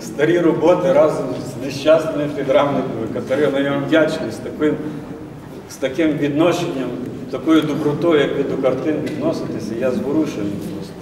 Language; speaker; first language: Ukrainian; native; Ukrainian